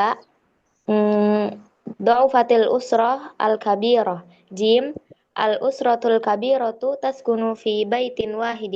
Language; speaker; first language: Arabic; non-native, learner; Indonesian